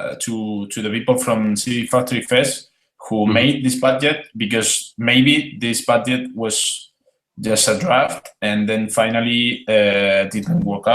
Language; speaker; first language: English; non-native, fluent; Spanish